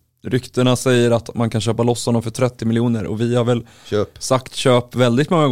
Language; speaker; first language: Swedish; native; Swedish